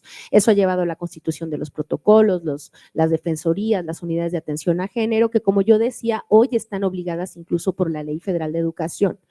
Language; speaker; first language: Spanish; native; Spanish